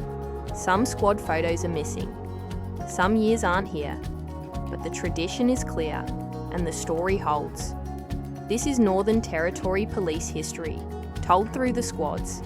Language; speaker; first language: English; native; English